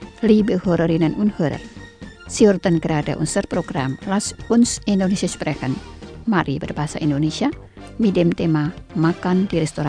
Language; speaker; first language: German; non-native, fluent; Indonesian